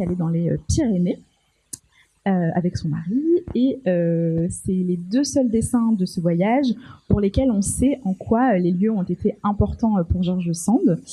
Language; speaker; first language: French; native; French